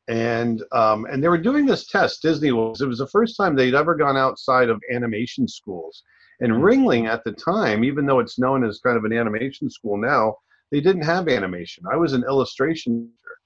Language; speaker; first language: English; native; English